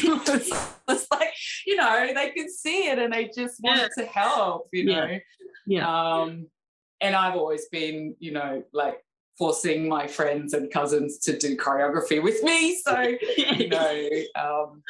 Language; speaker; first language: English; native; English